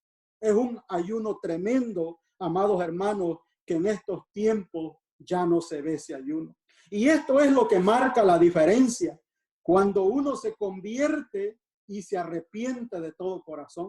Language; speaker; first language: Spanish; native; Spanish